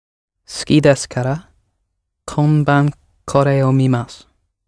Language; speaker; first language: Japanese; non-native, learner; English